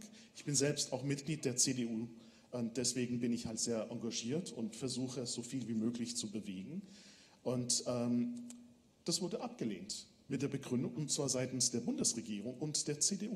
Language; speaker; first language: German; non-native, fluent; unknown